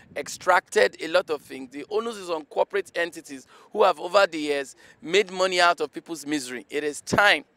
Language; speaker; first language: English; non-native, local second language; Igbo